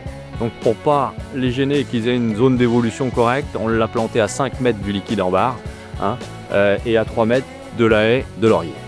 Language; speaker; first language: French; native; French